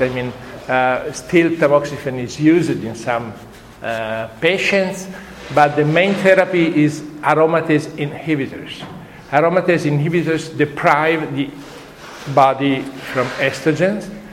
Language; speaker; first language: English; non-native, fluent; Italian